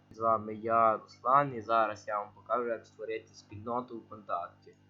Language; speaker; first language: Ukrainian; native; Ukrainian